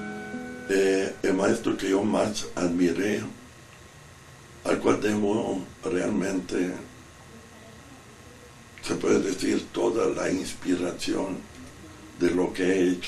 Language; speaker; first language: Spanish; non-native, fluent; Italian